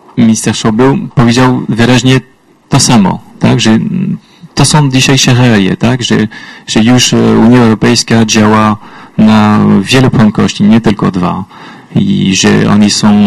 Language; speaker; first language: Polish; non-native, fluent; French